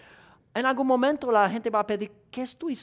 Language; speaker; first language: Spanish; non-native, fluent; English